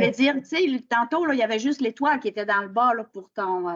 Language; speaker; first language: French; native; French